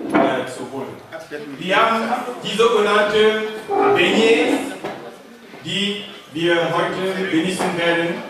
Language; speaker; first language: German; non-native, fluent; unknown